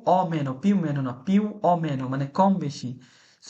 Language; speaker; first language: Italian; non-native, fluent; Bangla